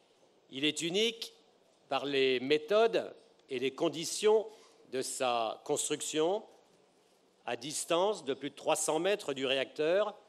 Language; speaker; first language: French; native; French